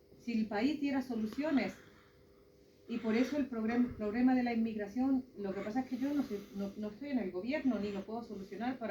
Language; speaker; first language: Spanish; native; Spanish